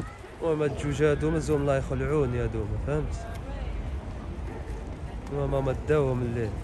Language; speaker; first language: Arabic; native; Arabic